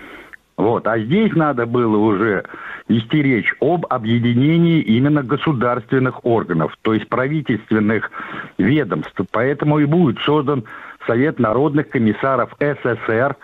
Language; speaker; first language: Russian; native; Russian